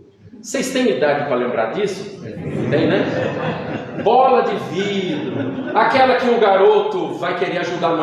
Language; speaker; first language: Portuguese; native; Portuguese